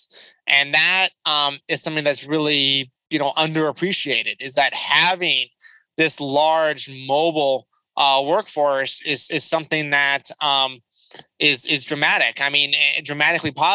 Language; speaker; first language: English; native; English